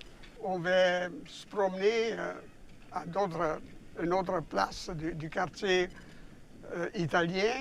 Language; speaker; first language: French; non-native, fluent; Italian